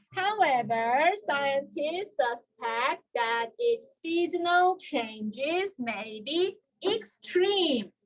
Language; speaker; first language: English; non-native, fluent; Korean